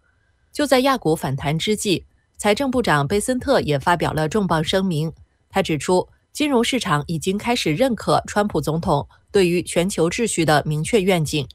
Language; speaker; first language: Chinese; native; Chinese